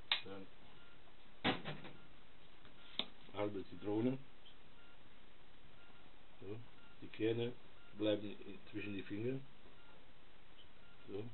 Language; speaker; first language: German; non-native, fluent; Italian